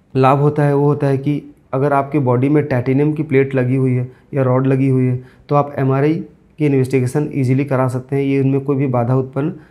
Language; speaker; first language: Hindi; native; Hindi